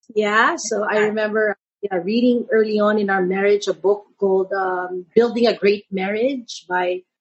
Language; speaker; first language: English; non-native, local second language; Filipino